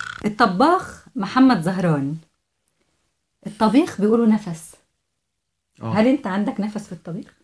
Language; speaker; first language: Arabic; native; Arabic